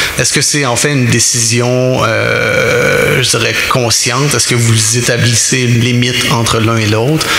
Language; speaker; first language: French; native; French